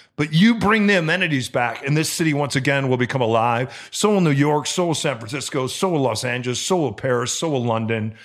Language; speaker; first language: English; native; English